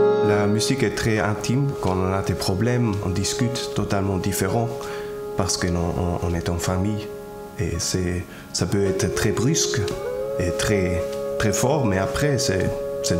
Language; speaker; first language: French; non-native, fluent; Spanish